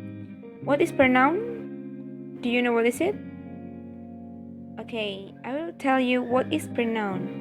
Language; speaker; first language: English; non-native, fluent; Indonesian